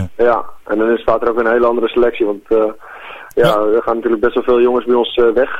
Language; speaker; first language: Dutch; native; Dutch